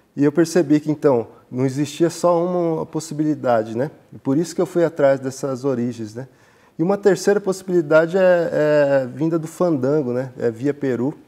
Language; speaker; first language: Portuguese; native; Portuguese